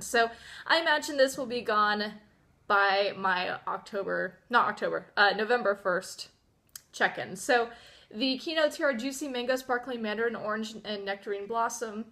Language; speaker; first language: English; native; English